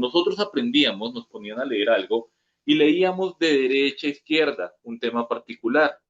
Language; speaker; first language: Spanish; native; Spanish